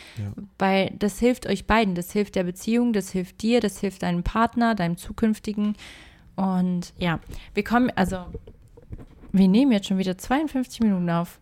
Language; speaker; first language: German; early bilingual, other home language; Portuguese